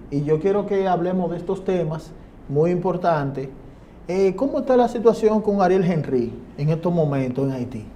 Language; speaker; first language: Spanish; native; Spanish